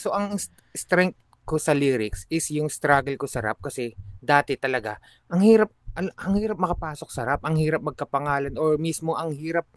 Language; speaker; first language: Filipino; native; Filipino